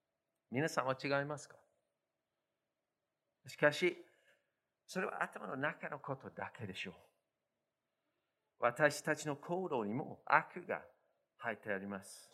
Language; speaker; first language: Japanese; non-native, fluent; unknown